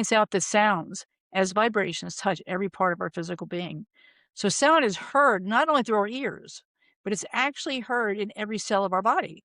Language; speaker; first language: English; native; English